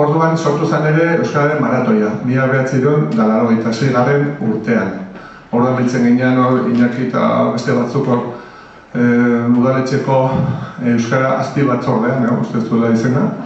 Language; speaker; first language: Basque; native; Basque